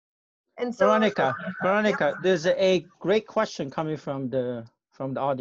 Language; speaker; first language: English; non-native, fluent; Chinese